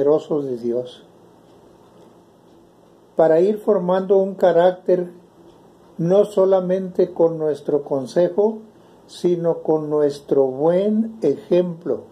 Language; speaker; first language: Spanish; native; Spanish